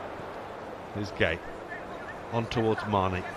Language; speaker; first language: English; native; English